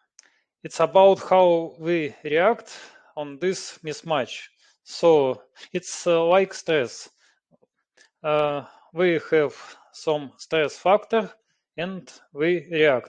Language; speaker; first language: English; non-native, learner; Russian